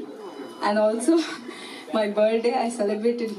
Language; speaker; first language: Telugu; non-native, learner; Tamil